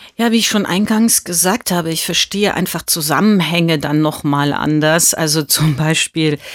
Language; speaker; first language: German; early bilingual, heritage; German